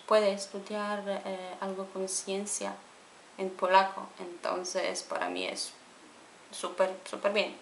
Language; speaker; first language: Spanish; non-native, fluent; Polish